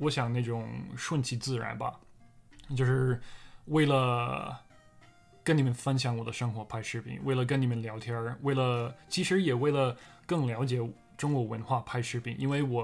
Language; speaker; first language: Chinese; non-native, fluent; English